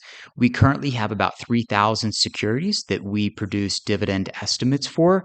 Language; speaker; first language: English; native; English